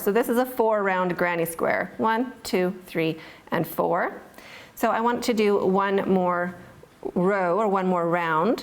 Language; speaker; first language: English; native; English